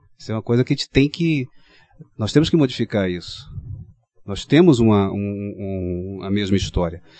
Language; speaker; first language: Portuguese; native; Portuguese